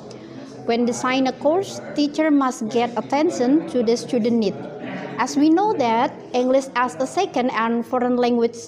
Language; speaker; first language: English; non-native, fluent; Indonesian